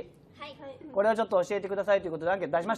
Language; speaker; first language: Japanese; native; Japanese